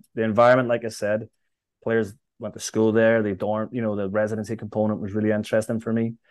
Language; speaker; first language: English; native; English